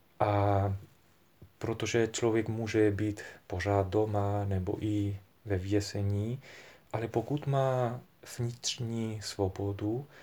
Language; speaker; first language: Czech; non-native, fluent; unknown